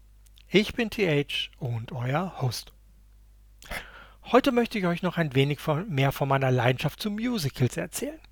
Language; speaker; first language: German; native; German